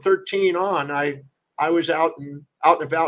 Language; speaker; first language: English; native; English